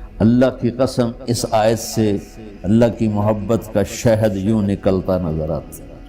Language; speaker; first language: Urdu; non-native, local second language; Punjabi